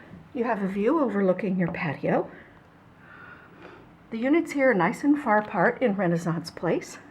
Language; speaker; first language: English; native; English